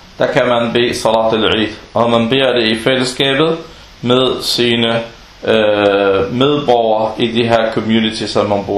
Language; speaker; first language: Danish; early bilingual, other home language; Arabic